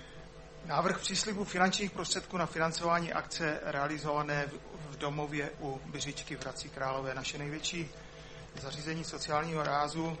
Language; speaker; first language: Czech; native; Czech